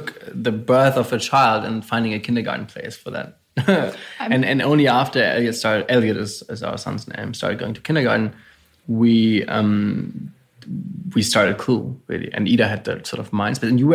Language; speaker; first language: English; non-native, fluent; German